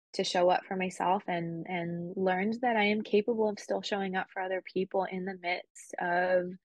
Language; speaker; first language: English; early bilingual, other home language; Spanish